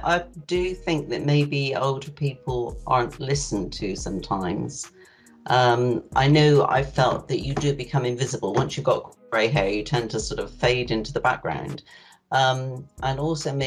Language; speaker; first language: English; native; English